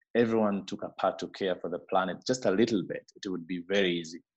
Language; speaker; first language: English; non-native, local second language; Meru